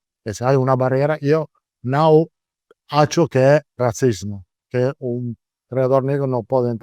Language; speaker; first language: Portuguese; non-native, learner; Italian